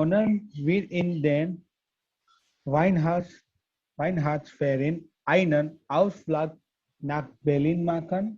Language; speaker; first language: German; non-native, learner; Gujarati